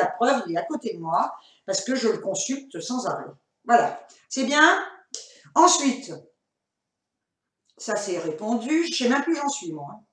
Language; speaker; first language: French; native; French